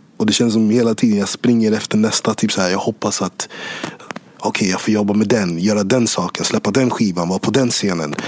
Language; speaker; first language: Swedish; early bilingual, other home language; English